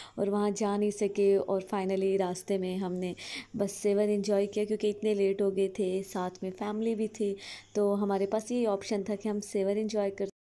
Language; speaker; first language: Hindi; native; Hindi